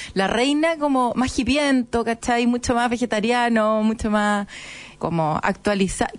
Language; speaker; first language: Spanish; native; Spanish